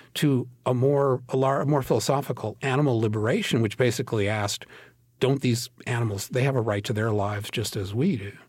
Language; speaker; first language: English; native; English